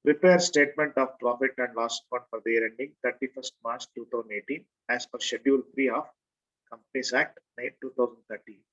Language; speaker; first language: English; non-native, local second language; Kannada